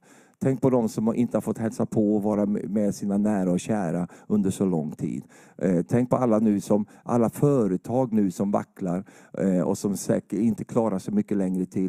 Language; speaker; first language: Swedish; native; Swedish